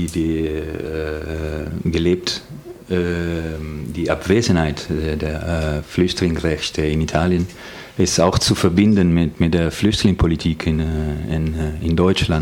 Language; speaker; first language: German; non-native, fluent; Italian